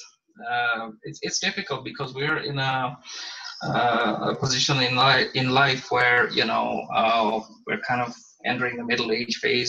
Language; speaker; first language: English; non-native, local second language; Bangla